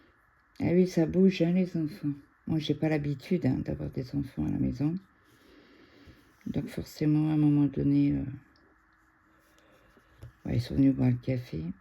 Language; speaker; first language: French; native; French